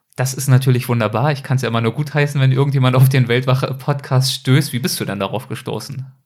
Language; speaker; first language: German; native; German